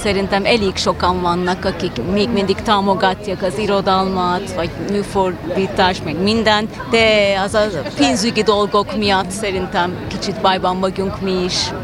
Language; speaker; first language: Hungarian; non-native, fluent; Turkish